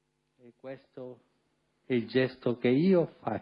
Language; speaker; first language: Italian; non-native, fluent; Spanish